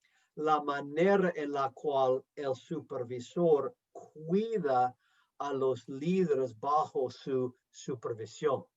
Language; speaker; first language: Spanish; non-native, fluent; English